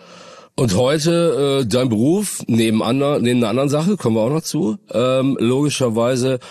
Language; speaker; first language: German; native; German